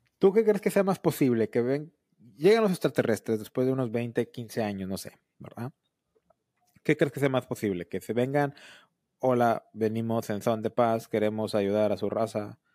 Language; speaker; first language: Spanish; early bilingual, heritage; Spanish